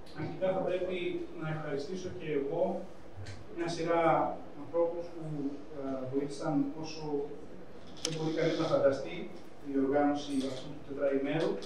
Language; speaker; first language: Greek; native; Greek